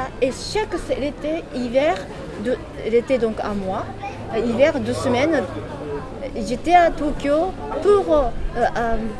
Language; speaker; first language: French; non-native, learner; Japanese